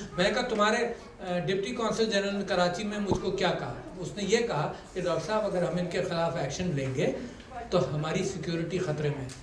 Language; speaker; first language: Urdu; native; Urdu